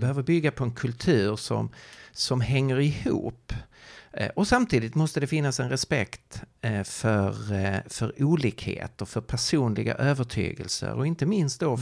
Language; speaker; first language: Swedish; native; Swedish